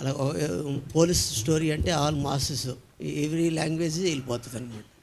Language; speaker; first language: Telugu; native; Telugu